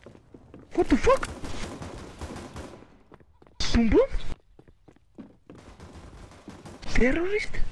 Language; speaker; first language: English; non-native, learner; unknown